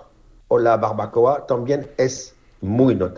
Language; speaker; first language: Spanish; non-native, fluent; French